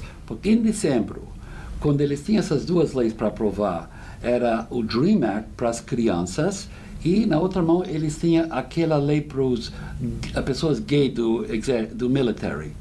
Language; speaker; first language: Portuguese; non-native, fluent; English